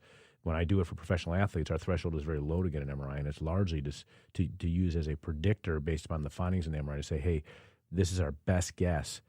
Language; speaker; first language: English; native; English